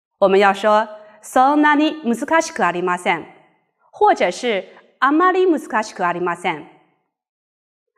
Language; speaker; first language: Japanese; non-native, fluent; Chinese